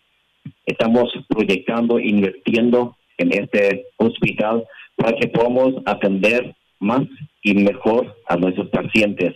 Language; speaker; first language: Spanish; non-native, local second language; Portuguese